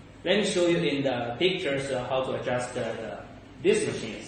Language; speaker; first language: English; non-native, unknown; Chinese